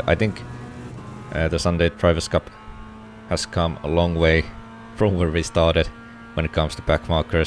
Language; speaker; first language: English; non-native, fluent; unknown